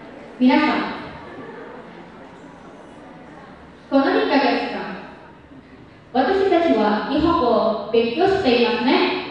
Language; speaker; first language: Japanese; non-native, learner; Indonesian